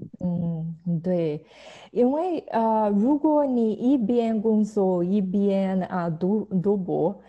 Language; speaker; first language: Chinese; non-native, fluent; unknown